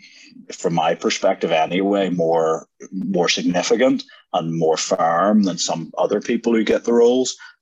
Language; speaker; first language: English; native; English